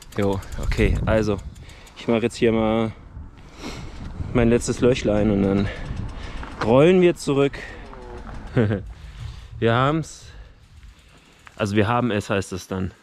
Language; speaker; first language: German; native; German